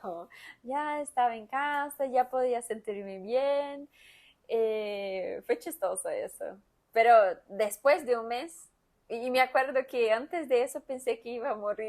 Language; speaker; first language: Spanish; non-native, fluent; Portuguese